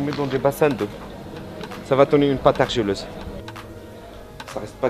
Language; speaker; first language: French; non-native, local second language; Arabic